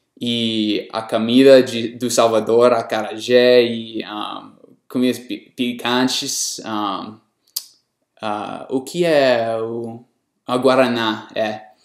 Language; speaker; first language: Portuguese; non-native, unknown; English